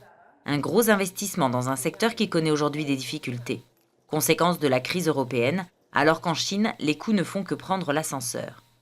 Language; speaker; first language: French; native; French